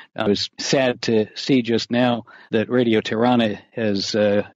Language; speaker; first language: English; native; English